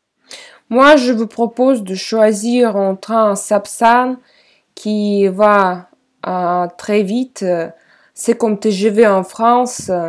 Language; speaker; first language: French; non-native, fluent; Russian